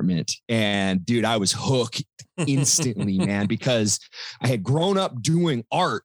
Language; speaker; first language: English; native; English